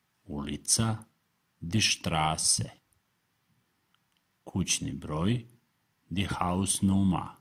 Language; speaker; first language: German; non-native, fluent; Serbian